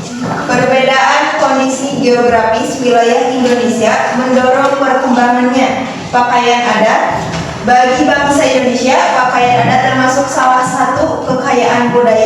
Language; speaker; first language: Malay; non-native, local second language; Sundanese